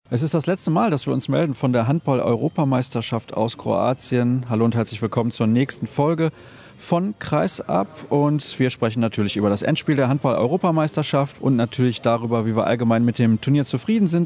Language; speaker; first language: German; native; German